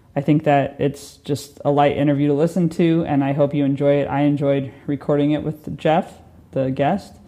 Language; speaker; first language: English; native; English